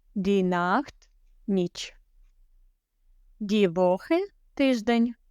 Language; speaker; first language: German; non-native, fluent; Ukrainian